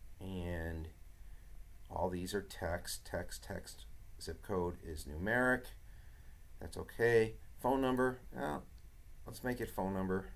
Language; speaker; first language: English; native; English